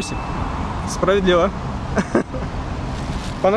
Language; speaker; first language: Russian; non-native, local second language; Chechen